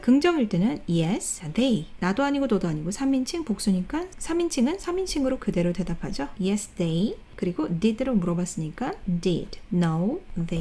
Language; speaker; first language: Korean; native; Korean